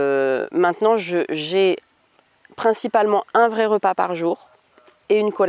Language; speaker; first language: French; native; French